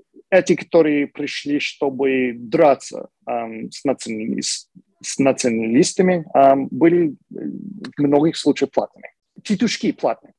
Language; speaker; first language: Russian; non-native, fluent; English